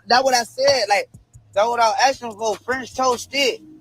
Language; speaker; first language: English; native; English